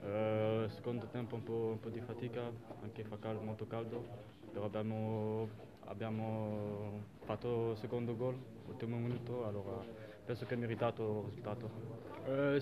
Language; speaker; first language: Italian; non-native, learner; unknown